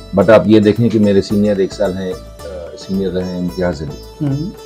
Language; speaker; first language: Hindi; native; Hindi